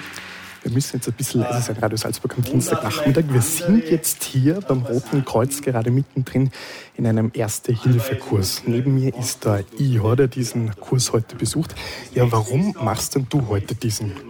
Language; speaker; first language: German; native; German